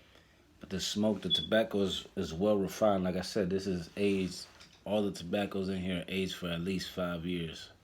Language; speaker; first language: English; native; English